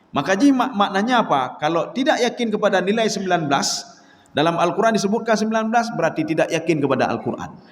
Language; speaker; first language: Malay; non-native, local second language; Achinese